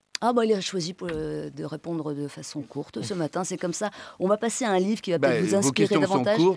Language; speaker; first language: French; native; French